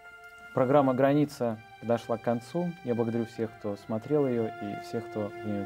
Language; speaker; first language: Russian; native; Russian